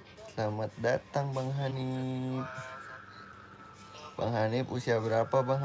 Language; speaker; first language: Indonesian; native; Indonesian